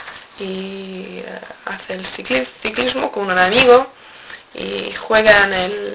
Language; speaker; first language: Spanish; non-native, learner; English